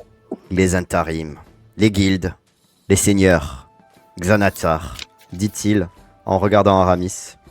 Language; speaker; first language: French; native; French